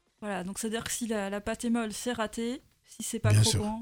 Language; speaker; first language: French; native; French